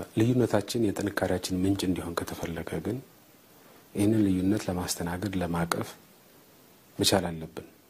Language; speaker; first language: Amharic; non-native, local second language; Tigrinya